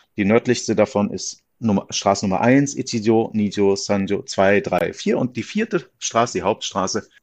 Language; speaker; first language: German; native; German